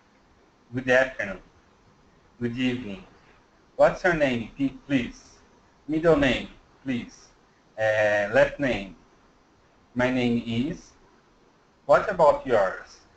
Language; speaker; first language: English; non-native, learner; Portuguese